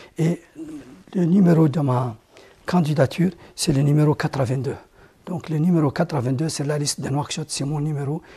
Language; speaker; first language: French; non-native, local second language; Arabic